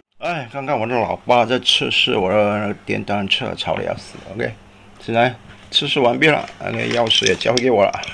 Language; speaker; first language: Chinese; native; Chinese